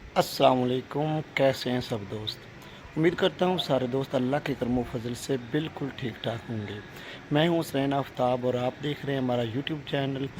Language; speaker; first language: Urdu; non-native, local second language; Punjabi